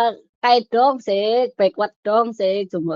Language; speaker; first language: Cantonese; non-native, learner; Indonesian